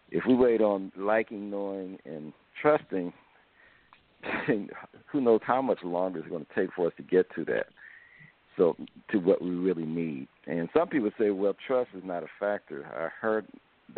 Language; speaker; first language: English; native; English